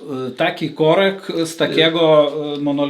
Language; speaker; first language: Polish; non-native, learner; Lithuanian